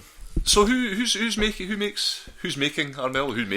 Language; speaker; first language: English; native; English